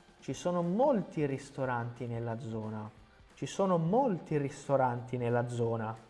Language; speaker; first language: Italian; non-native, fluent; Portuguese